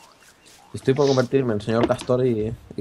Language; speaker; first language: Spanish; native; Spanish